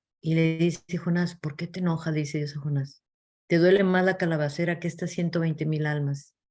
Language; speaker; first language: Spanish; early bilingual, heritage; English